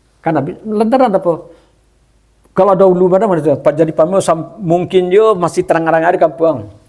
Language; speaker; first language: Malay; non-native, local second language; Minangkabau